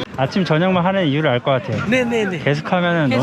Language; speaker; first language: Korean; native; Korean